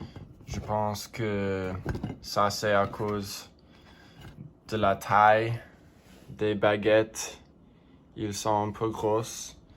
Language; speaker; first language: French; non-native, learner; English